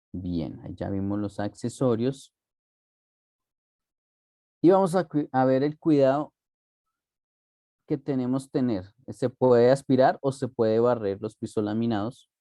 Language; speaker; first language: Spanish; native; Spanish